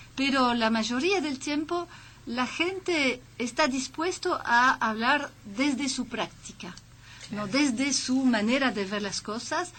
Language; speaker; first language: Spanish; non-native, fluent; French